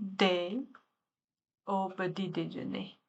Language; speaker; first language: French; non-native, learner; Chinese